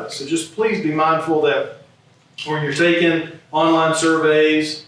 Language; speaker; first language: English; native; English